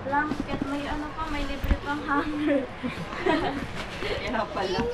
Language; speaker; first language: Filipino; native; Filipino